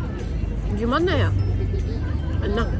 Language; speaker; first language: Indonesian; non-native, fluent; Japanese